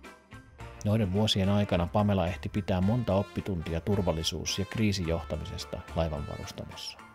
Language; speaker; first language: Finnish; native; Finnish